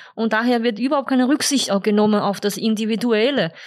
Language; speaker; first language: German; non-native, fluent; Chinese